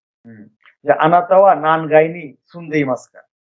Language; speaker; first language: Japanese; non-native, fluent; Bangla